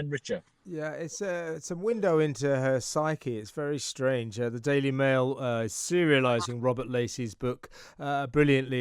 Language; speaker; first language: English; native; English